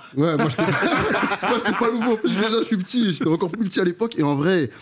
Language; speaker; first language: French; native; French